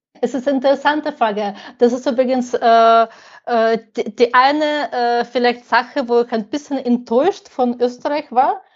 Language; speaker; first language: German; non-native, fluent; Ukrainian